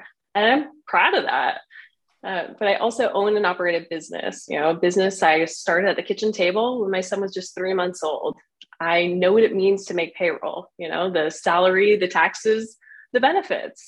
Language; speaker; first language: English; native; English